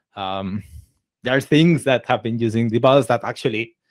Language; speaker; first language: English; non-native, fluent; Catalan